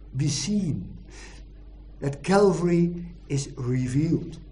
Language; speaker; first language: English; non-native, fluent; Dutch